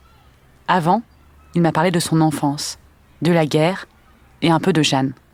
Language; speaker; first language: French; native; French